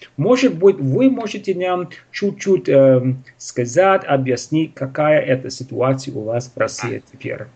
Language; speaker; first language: Russian; non-native, fluent; English